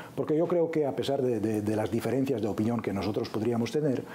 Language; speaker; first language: Spanish; non-native, fluent; Polish